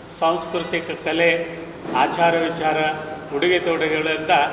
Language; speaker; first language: Kannada; non-native, local second language; Lambadi